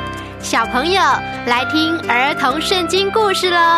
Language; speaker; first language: Chinese; native; Chinese